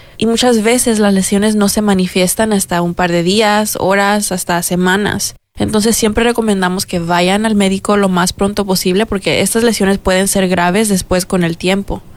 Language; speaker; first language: Spanish; early bilingual, heritage; Spanish